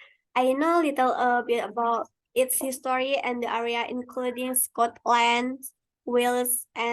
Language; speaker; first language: English; non-native, learner; Indonesian